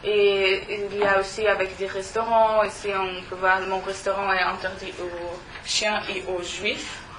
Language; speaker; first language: French; non-native, learner; German